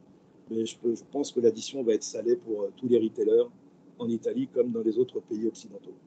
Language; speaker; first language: French; native; French